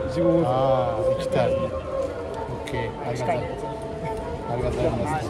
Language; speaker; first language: Japanese; non-native, learner; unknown